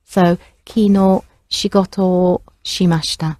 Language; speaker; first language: Japanese; non-native, fluent; English